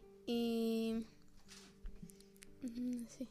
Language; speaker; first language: Spanish; early bilingual, other home language; Arabic